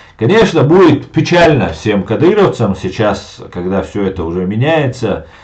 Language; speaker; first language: Russian; non-native, local second language; Chechen